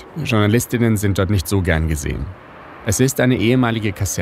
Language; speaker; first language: German; native; German